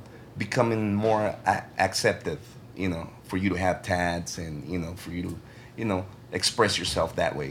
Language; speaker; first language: English; early bilingual, other home language; Spanish